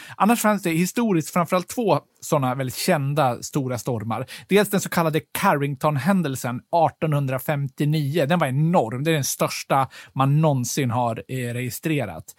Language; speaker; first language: Swedish; native; Swedish